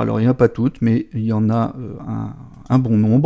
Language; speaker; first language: French; native; French